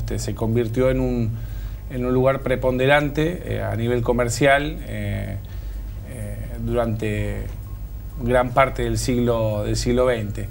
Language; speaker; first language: Spanish; native; Spanish